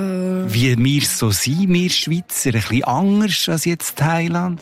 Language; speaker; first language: German; native; German